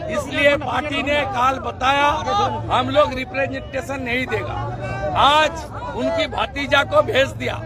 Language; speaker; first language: Hindi; non-native, local second language; Bangla